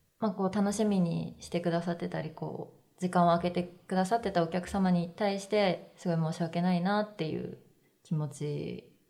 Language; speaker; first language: Japanese; native; Japanese